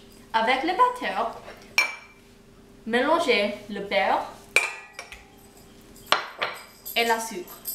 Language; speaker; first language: French; non-native, learner; English